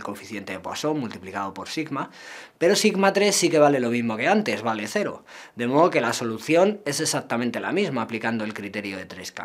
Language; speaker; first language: Spanish; native; Spanish